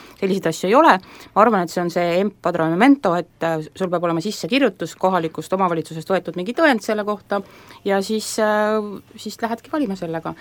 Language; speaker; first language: Estonian; native; Estonian